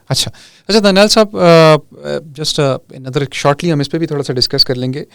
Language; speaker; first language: Urdu; non-native, local second language; Pashto